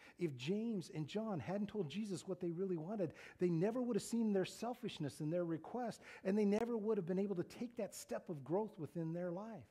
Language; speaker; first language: English; native; English